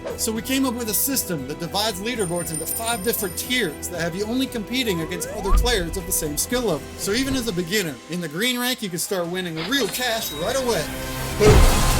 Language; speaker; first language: English; native; English